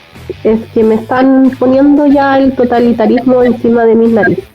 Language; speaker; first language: Spanish; native; Spanish